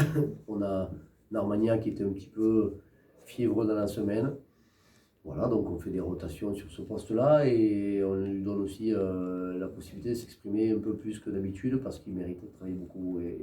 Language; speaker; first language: French; native; French